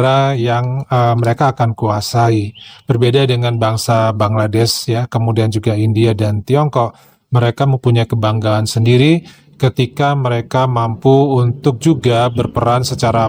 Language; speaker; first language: Indonesian; native; Indonesian